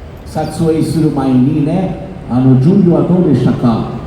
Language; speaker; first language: Japanese; non-native, fluent; Portuguese